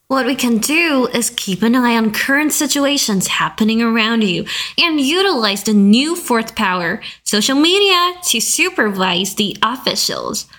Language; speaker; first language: English; non-native, fluent; Chinese